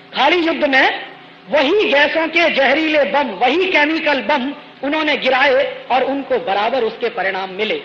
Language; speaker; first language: Hindi; native; Hindi